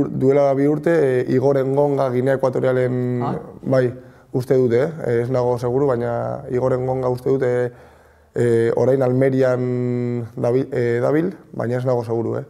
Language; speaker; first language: Basque; non-native, local second language; Spanish